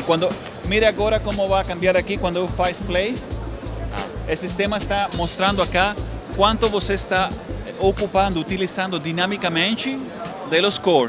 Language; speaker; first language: Portuguese; non-native, learner; Spanish